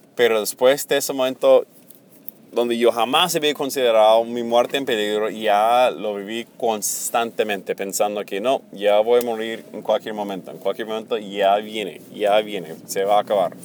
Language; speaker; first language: Spanish; non-native, fluent; English